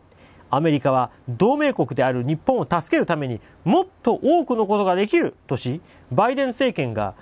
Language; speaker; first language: Japanese; native; Japanese